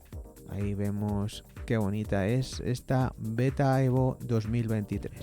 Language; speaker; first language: Spanish; native; Spanish